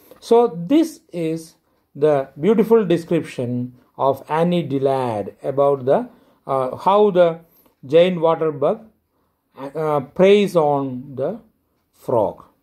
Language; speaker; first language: English; non-native, local second language; Malayalam